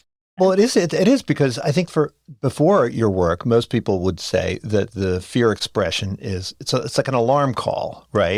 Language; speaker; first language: English; native; English